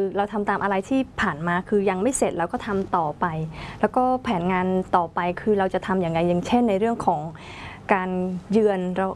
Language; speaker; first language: Thai; non-native, fluent; Khmer